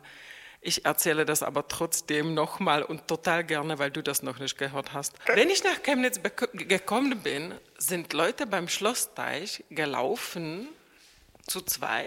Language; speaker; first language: German; non-native, fluent; Czech